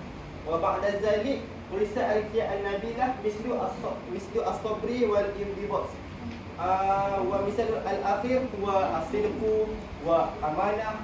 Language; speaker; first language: Arabic; non-native, learner; Malay